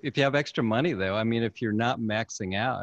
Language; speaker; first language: English; native; English